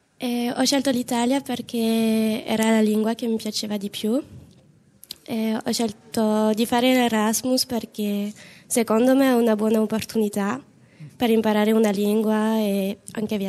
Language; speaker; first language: Italian; non-native, fluent; French